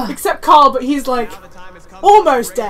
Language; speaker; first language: English; native; English